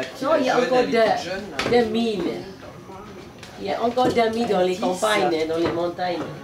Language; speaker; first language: French; non-native, local second language; Burmese